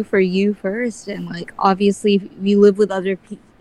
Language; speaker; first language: English; early bilingual, other home language; Filipino